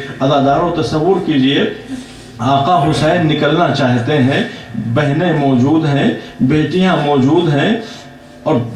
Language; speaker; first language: Urdu; native; Urdu